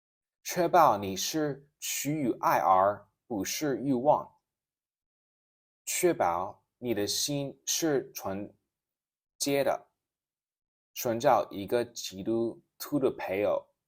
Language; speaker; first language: Chinese; non-native, fluent; English